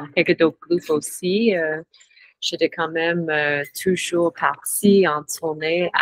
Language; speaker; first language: French; non-native, fluent; English